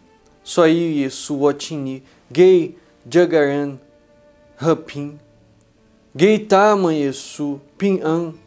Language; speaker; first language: Chinese; non-native, fluent; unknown